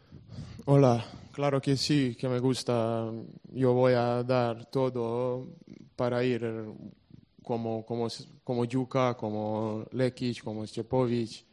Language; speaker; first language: Spanish; non-native, learner; Serbian